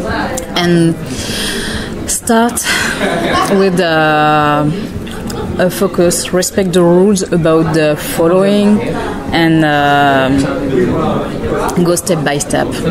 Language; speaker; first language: English; non-native, learner; French